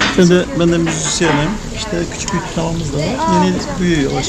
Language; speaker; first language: Turkish; native; Turkish